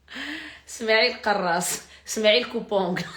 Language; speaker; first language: Arabic; native; Arabic